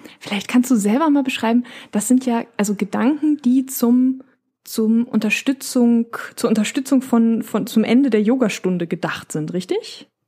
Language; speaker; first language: German; native; German